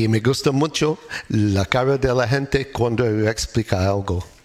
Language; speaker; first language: Spanish; non-native, learner; English